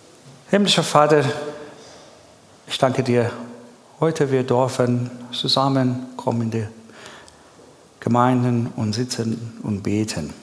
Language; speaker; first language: German; non-native, learner; Persian